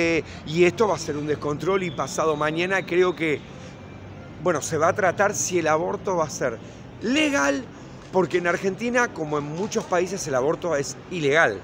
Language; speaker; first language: Spanish; native; Spanish